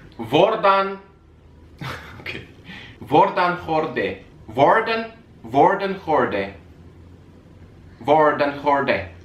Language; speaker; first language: Romanian; native; Romanian